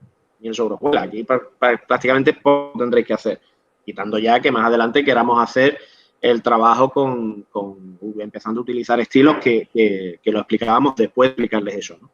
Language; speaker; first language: Spanish; native; Spanish